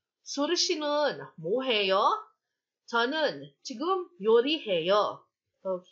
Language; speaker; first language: Korean; non-native, fluent; Filipino